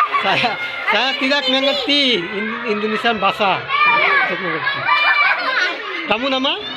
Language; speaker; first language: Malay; non-native, learner; Bangla